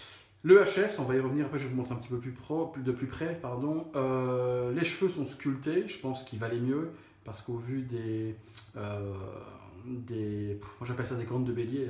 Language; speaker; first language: French; native; French